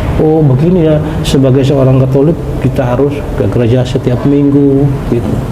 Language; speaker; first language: Indonesian; non-native, local second language; Tetum